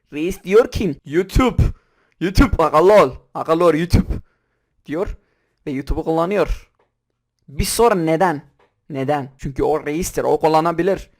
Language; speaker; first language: Turkish; non-native, local second language; Kurdish